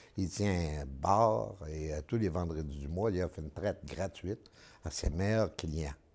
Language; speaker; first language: French; native; French